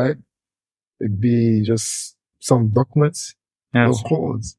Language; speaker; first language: English; non-native, fluent; Portuguese